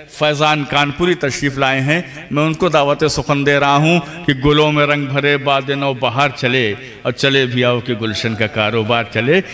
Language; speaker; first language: Urdu; native; Urdu